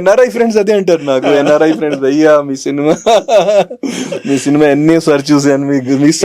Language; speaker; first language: Telugu; non-native, fluent; Hindi